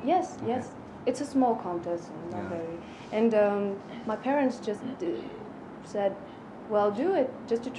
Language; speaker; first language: English; non-native, fluent; French